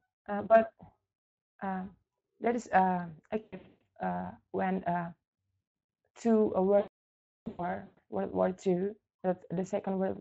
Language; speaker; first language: English; non-native, learner; Indonesian